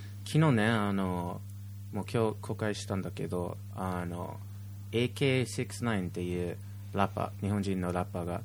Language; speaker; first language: Japanese; non-native, fluent; English